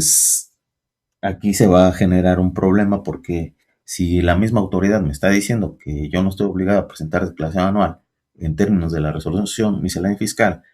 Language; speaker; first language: Spanish; native; Spanish